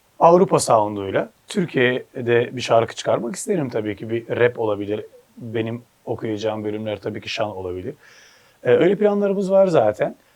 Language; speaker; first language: Turkish; early bilingual, heritage; Turkish